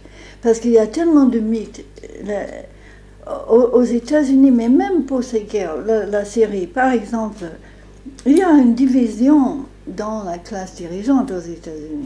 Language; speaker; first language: French; non-native, fluent; English